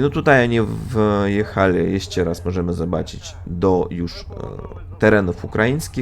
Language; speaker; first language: Polish; non-native, fluent; Russian